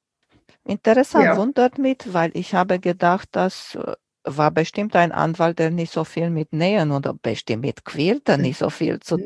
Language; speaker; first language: German; non-native, fluent; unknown